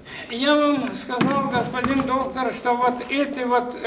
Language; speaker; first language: Russian; native; Russian